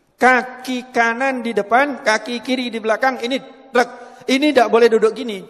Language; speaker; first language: Indonesian; non-native, local second language; Javanese